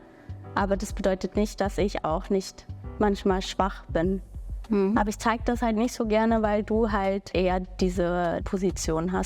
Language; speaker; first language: German; early bilingual, other home language; Bangla